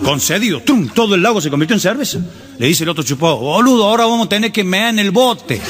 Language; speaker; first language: Spanish; native; Spanish